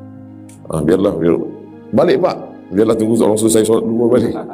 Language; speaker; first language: Indonesian; native; Indonesian